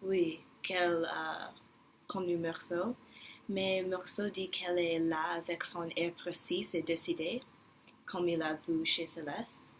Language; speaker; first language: French; non-native, learner; English